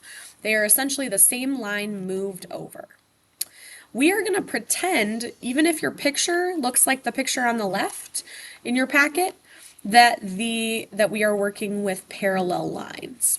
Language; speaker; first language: English; native; English